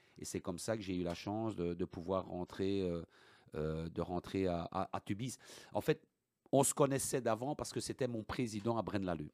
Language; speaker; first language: French; early bilingual, other home language; Italian